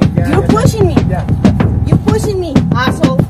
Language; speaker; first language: English; native; English